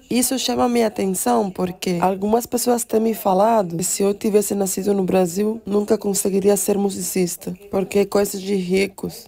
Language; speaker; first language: Portuguese; non-native, fluent; Spanish